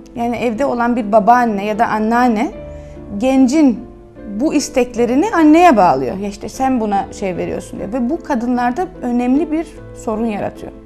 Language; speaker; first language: Turkish; native; Turkish